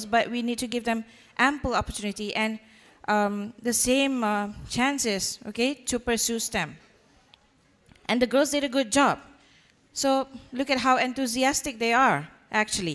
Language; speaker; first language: English; non-native, local second language; Malay